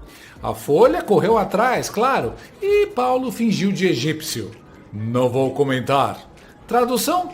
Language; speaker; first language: Portuguese; native; Portuguese